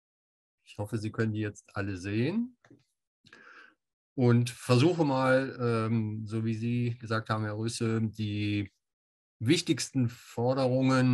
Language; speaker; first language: German; native; German